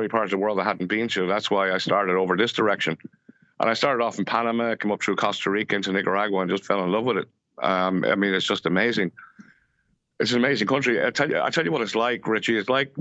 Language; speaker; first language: English; native; English